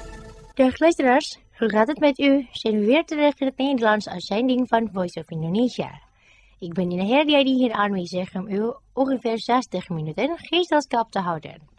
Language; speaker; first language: Dutch; non-native, fluent; Indonesian